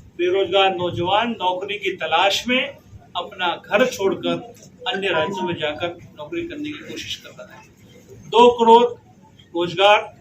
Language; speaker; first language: Hindi; native; Hindi